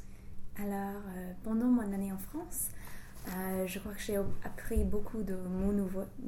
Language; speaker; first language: French; non-native, fluent; English